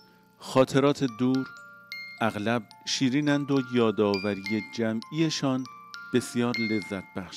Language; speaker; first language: Persian; native; Persian